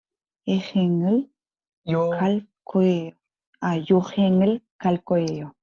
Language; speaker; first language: Korean; non-native, learner; Kazakh